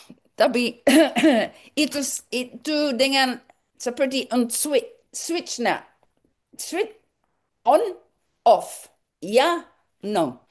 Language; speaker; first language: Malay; non-native, learner; English